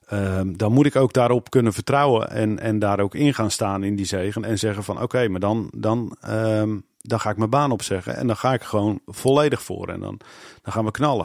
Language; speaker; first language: Dutch; native; Dutch